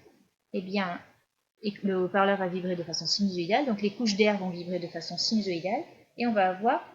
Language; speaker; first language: French; native; French